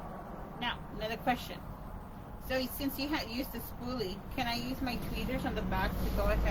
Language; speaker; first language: English; native; English